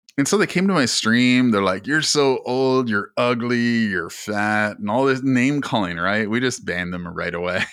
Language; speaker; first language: English; native; English